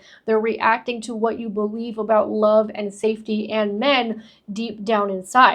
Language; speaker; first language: English; native; English